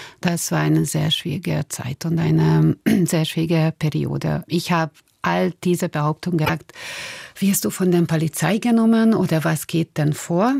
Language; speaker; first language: German; non-native, fluent; Hungarian